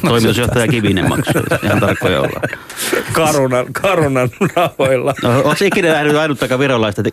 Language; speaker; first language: Finnish; early bilingual, other home language; Persian